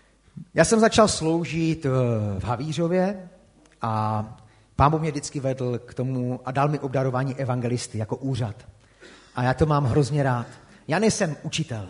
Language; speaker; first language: Czech; native; Czech